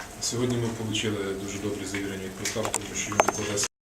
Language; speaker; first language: Ukrainian; native; Ukrainian